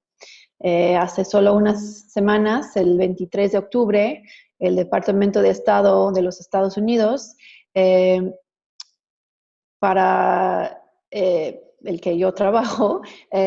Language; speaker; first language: Spanish; non-native, fluent; English